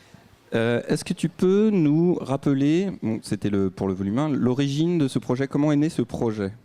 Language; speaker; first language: French; native; French